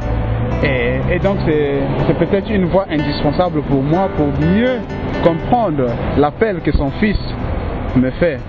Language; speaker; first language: French; non-native, local second language; Kongo